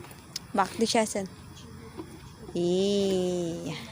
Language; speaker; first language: Turkish; non-native, learner; Filipino